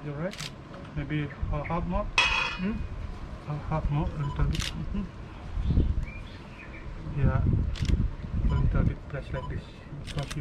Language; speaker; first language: English; non-native, learner; Indonesian